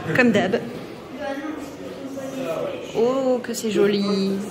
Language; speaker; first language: French; native; French